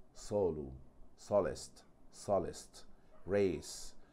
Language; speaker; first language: English; non-native, fluent; Arabic